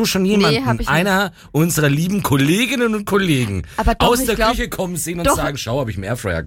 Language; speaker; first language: German; native; German